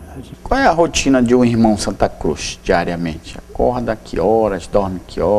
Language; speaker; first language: Portuguese; native; Portuguese